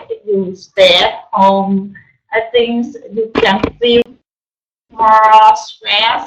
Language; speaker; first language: English; non-native, learner; Vietnamese